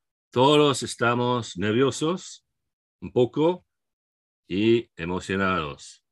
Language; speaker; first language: Spanish; non-native, fluent; English